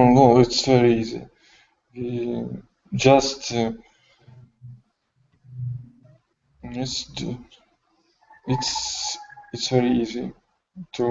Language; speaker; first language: English; non-native, learner; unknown